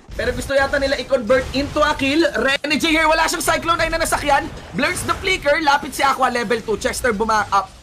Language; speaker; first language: Filipino; native; Filipino